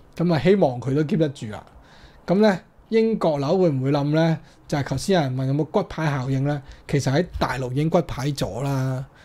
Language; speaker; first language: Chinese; non-native, local second language; Cantonese